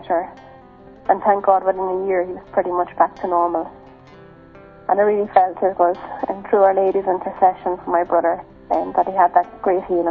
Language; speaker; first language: English; native; English